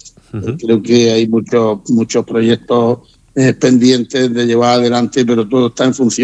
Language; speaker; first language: Spanish; native; Spanish